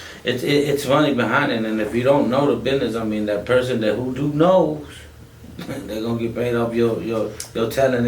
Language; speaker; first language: English; native; English